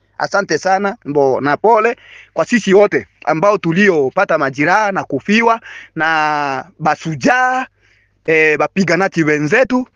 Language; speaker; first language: Swahili; non-native, local second language; Bembe